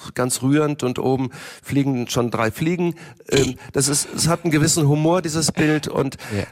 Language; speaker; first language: German; native; German